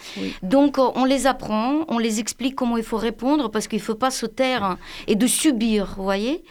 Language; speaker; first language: French; non-native, fluent; Russian